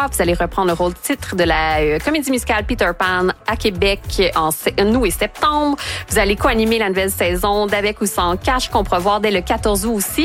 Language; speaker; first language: French; native; French